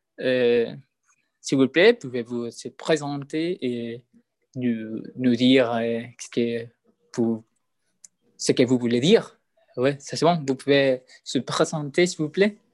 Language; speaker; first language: French; non-native, learner; Spanish